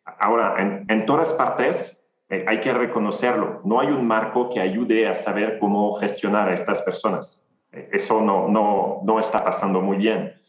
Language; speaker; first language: Spanish; non-native, fluent; French